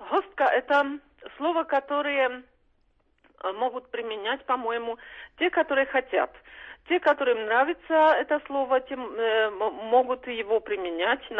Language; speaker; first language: Russian; non-native, fluent; Czech